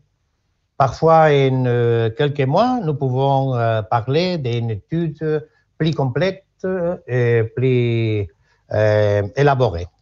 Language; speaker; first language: French; non-native, learner; Spanish